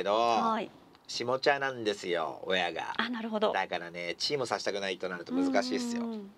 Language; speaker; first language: Japanese; native; Japanese